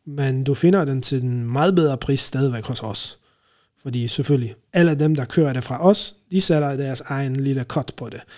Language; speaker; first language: Danish; non-native, fluent; Polish